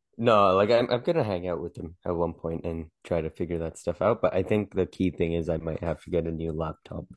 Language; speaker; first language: English; early bilingual, other home language; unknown